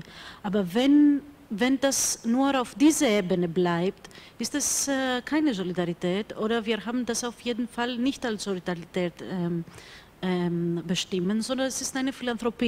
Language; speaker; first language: German; non-native, fluent; Greek